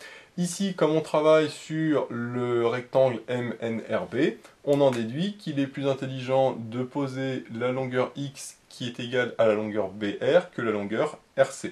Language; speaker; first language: French; native; French